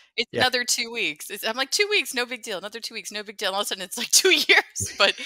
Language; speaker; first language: English; native; English